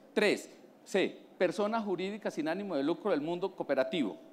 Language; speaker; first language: Spanish; native; Spanish